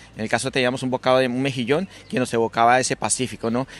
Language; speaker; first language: Spanish; native; Spanish